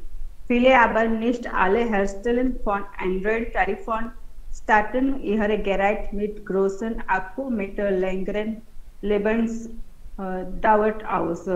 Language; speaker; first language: German; non-native, learner; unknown